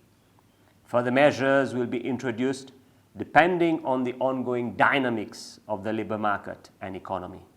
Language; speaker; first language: English; non-native, local second language; Seselwa Creole French